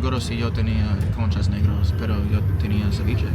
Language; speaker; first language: Spanish; non-native, learner; English